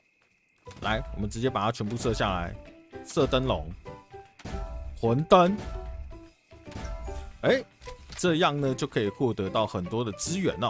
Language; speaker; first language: Chinese; native; Chinese